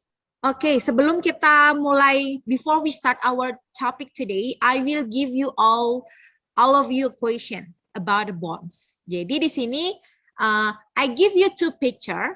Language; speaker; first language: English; non-native, learner; Indonesian